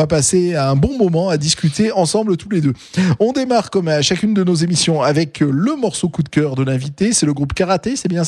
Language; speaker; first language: French; native; French